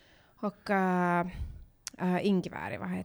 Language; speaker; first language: Swedish; non-native, learner; Finnish